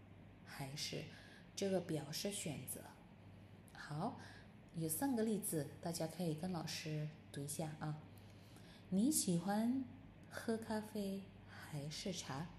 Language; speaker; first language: Chinese; non-native, fluent; Indonesian